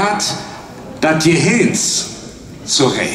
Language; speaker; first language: German; native; German